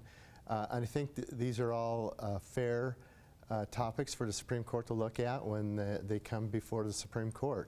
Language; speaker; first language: English; native; English